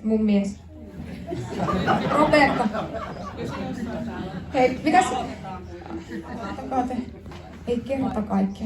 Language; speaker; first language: Finnish; native; Finnish